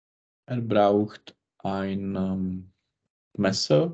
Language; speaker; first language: German; non-native, learner; Czech